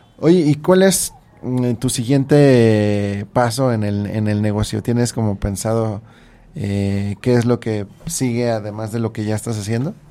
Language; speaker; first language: Spanish; native; Spanish